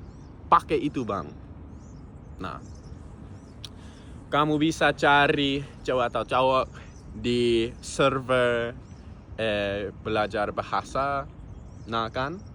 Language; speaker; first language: Indonesian; non-native, fluent; English